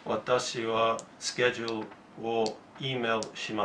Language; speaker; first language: Japanese; non-native, learner; English